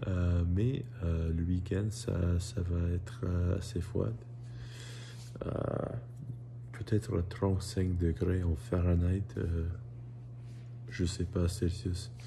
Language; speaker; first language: French; non-native, learner; English